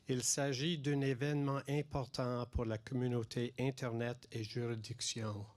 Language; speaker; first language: French; non-native, local second language; English